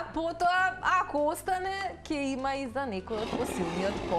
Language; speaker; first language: Macedonian; native; Macedonian